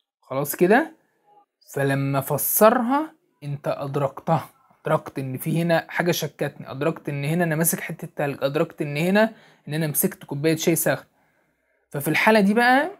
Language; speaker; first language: Arabic; native; Arabic